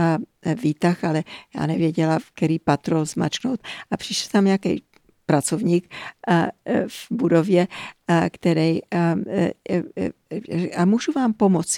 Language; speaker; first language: Czech; early bilingual, heritage; Czech